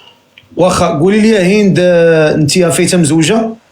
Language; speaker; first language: Arabic; native; Arabic